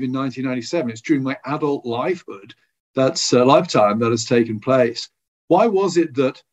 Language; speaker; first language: English; native; English